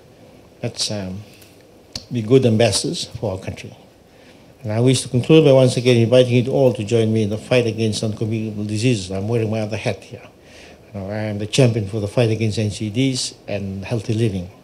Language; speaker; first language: English; non-native, local second language; Fijian